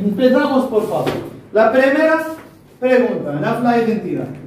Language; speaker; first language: Spanish; non-native, fluent; Arabic